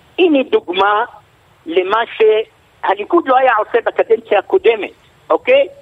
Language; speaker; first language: Hebrew; non-native, local second language; Arabic